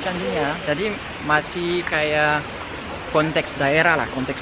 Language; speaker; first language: Indonesian; non-native, fluent; French